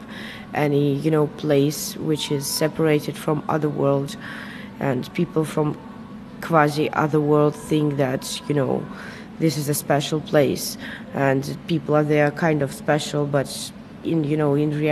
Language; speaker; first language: English; non-native, fluent; Arabic